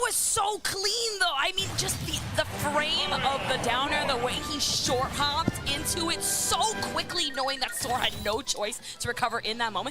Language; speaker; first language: English; native; English